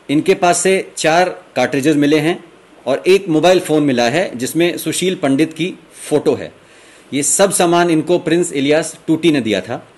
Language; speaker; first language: Hindi; native; Hindi